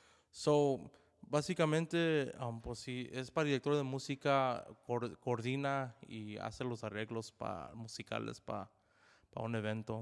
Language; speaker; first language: Spanish; early bilingual, heritage; Spanish